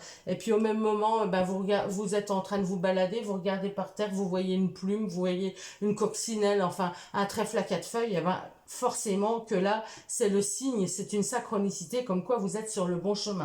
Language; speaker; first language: French; native; French